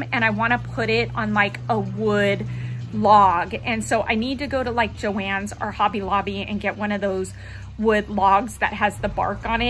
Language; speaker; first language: English; native; English